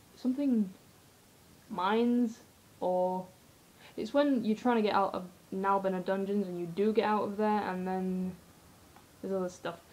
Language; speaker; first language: English; native; English